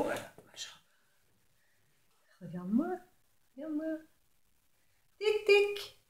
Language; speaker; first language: French; native; French